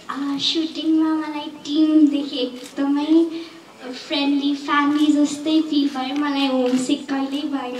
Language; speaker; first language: Nepali; early bilingual, heritage; Nepali